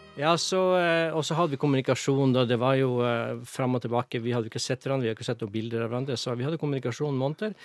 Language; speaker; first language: Norwegian; native; Norwegian